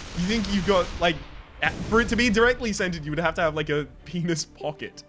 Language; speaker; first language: English; native; English